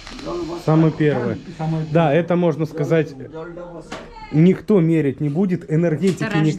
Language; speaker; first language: Russian; native; Russian